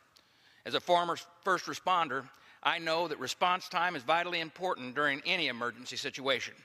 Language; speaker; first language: English; native; English